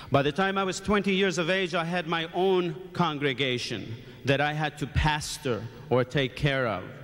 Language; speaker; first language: English; native; English